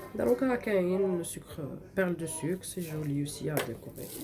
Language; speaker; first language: French; non-native, local second language; Arabic